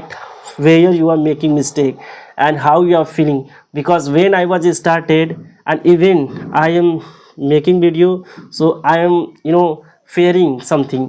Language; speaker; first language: English; non-native, local second language; Hindi